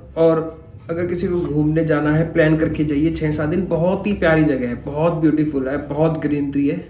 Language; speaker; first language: Hindi; native; Hindi